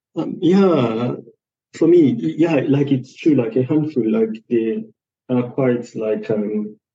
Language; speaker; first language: English; non-native, local second language; Igbo